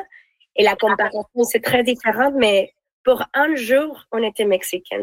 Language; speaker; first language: French; non-native, learner; Spanish